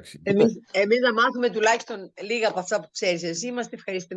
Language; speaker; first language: Greek; native; Greek